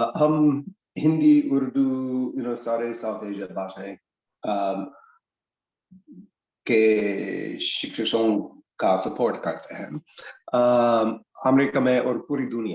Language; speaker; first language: Hindi; non-native, fluent; English